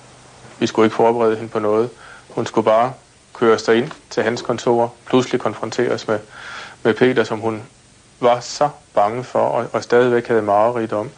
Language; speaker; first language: Danish; native; Danish